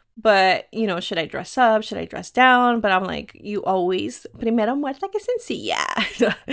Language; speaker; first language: English; early bilingual, other home language; Spanish